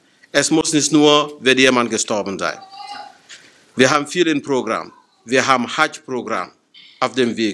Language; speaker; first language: German; non-native, fluent; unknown